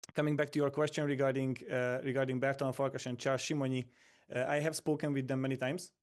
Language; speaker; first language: English; non-native, fluent; Hungarian